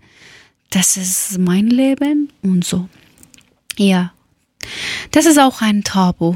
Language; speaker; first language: German; non-native, learner; Persian